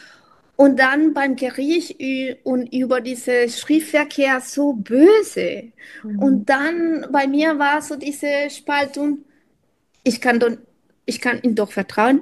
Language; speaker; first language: German; non-native, fluent; Spanish